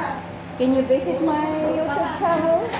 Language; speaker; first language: English; non-native, learner; Filipino